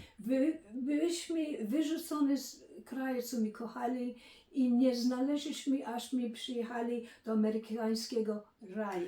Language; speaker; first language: Polish; early bilingual, heritage; Polish